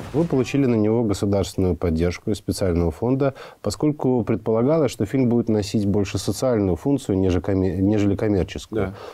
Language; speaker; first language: Russian; native; Russian